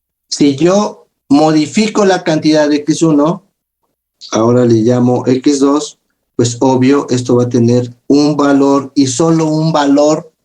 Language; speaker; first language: Spanish; native; Spanish